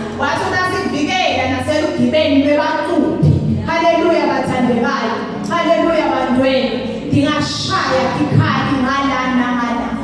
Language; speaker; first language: Zulu; non-native, local second language; Swati